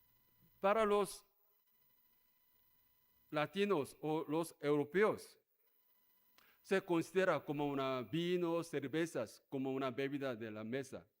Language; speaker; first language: Spanish; non-native, learner; Korean